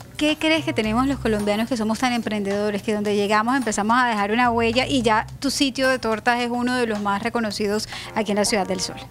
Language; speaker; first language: Spanish; native; Spanish